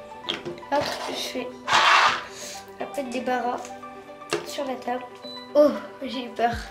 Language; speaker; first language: French; native; French